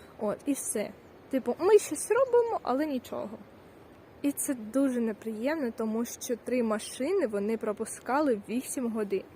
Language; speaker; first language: Ukrainian; native; Ukrainian